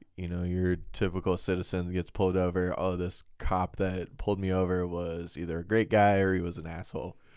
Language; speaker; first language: English; native; English